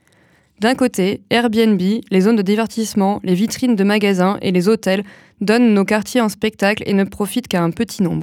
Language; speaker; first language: French; native; French